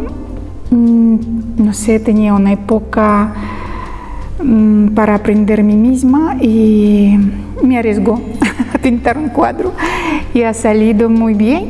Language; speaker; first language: Spanish; non-native, learner; Russian